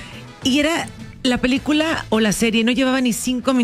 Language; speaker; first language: Spanish; native; Spanish